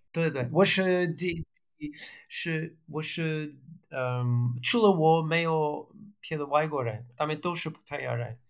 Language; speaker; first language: Chinese; non-native, learner; French